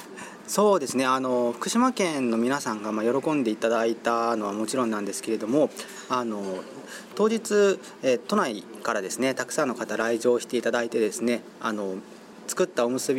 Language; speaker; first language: Japanese; native; Japanese